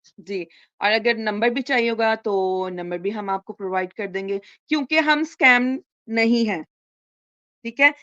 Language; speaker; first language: Urdu; native; Urdu